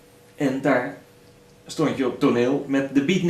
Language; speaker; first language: Dutch; native; Dutch